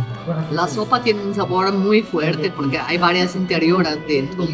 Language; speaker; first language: Spanish; non-native, fluent; German